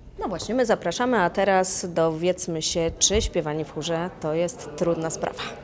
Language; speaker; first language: Polish; native; Polish